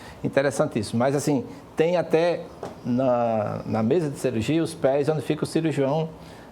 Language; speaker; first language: Portuguese; native; Portuguese